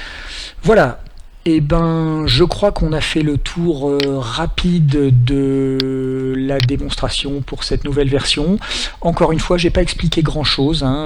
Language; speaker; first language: French; native; French